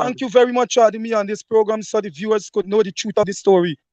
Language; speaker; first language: English; native; English